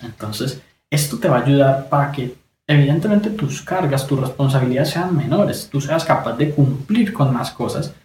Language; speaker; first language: Spanish; native; Spanish